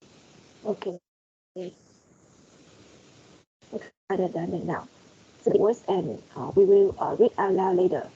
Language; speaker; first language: English; non-native, fluent; Vietnamese